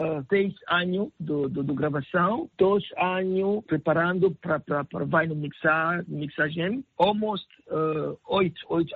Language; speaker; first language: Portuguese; non-native, learner; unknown